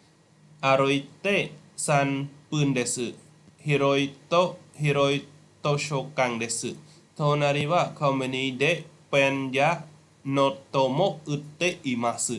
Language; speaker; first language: Japanese; non-native, fluent; Khmer